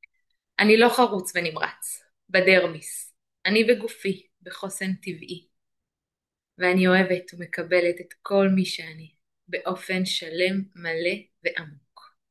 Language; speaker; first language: Hebrew; native; Hebrew